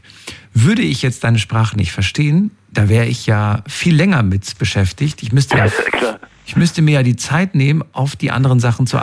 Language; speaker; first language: German; native; German